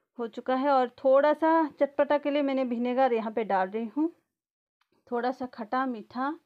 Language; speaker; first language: Hindi; native; Hindi